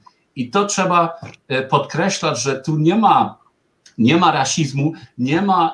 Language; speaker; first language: Polish; non-native, fluent; German